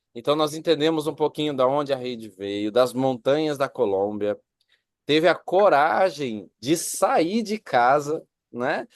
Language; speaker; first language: Portuguese; native; Portuguese